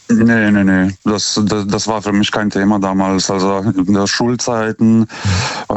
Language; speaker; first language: German; non-native, fluent; Lithuanian